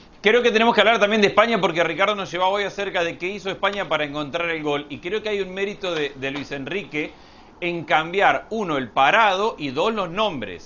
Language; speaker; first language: Spanish; native; Spanish